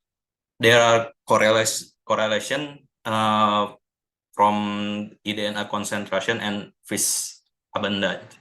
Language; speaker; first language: English; non-native, learner; Indonesian